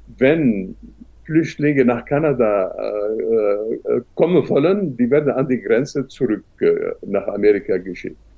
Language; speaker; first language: German; non-native, fluent; Arabic